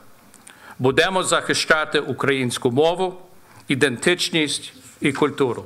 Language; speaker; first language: Ukrainian; early bilingual, heritage; Ukrainian